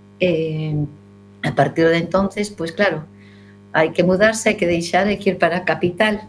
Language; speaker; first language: Galician; non-native, local second language; Spanish